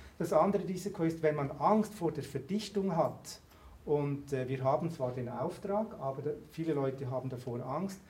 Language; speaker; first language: German; native; German